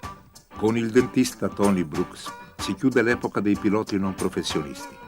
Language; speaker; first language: Italian; native; Italian